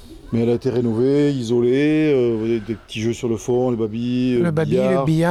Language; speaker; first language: French; native; French